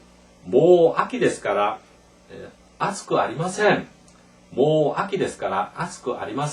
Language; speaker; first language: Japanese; non-native, fluent; Korean